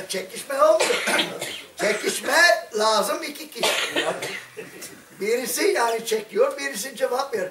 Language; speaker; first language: Turkish; non-native, fluent; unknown